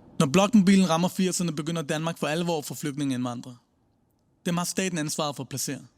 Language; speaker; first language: Danish; early bilingual, other home language; Persian